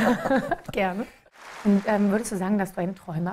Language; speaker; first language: German; native; German